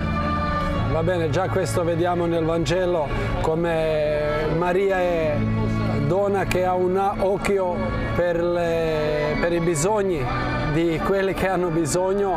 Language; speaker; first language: Italian; non-native, fluent; Croatian